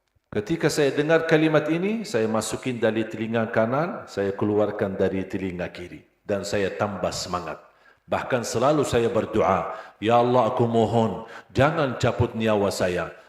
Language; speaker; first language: Indonesian; non-native, fluent; Arabic